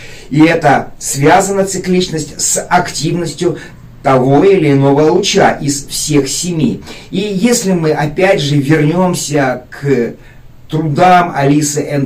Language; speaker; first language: Russian; native; Russian